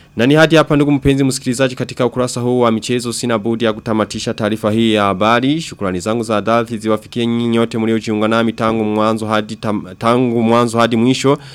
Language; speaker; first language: Swahili; non-native, local second language; Rundi